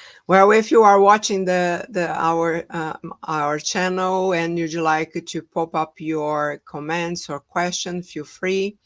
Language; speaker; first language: English; non-native, fluent; Portuguese